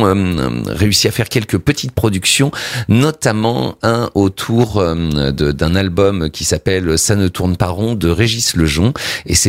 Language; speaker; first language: French; native; French